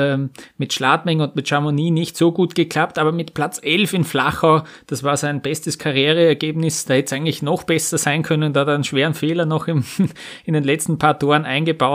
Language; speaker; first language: German; native; German